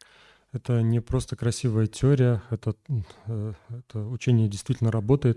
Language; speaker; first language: Russian; native; Russian